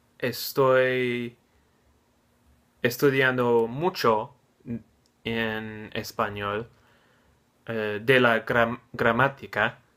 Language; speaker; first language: Spanish; non-native, learner; English